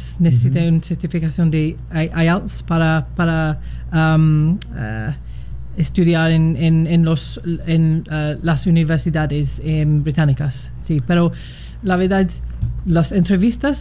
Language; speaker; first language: Spanish; non-native, fluent; English